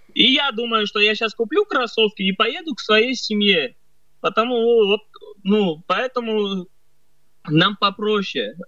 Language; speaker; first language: Russian; early bilingual, other home language; Armenian